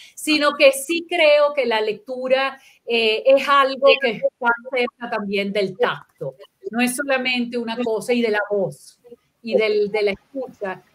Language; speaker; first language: Spanish; non-native, local second language; Italian